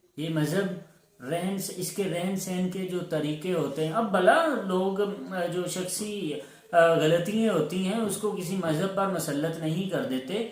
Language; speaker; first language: Urdu; non-native, local second language; Punjabi